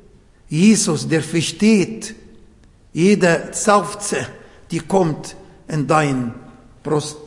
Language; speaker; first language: German; non-native, learner; Arabic